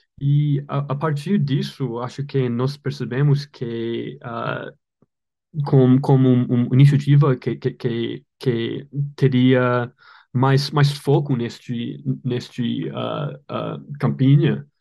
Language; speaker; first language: Portuguese; non-native, learner; English